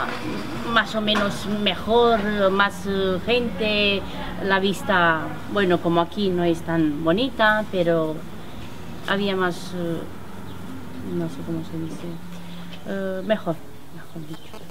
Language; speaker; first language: Spanish; non-native, fluent; Romanian